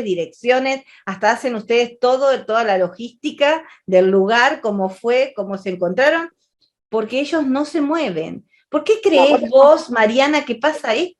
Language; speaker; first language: Spanish; native; Spanish